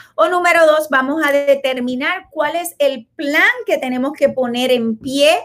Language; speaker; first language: Spanish; native; Spanish